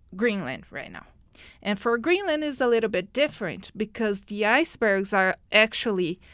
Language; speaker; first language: English; non-native, fluent; Portuguese